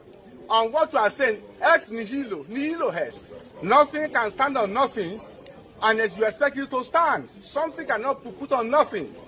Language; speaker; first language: English; non-native, local second language; Yoruba